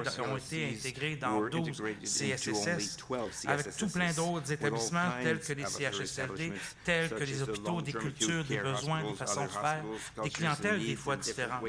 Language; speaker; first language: French; native; French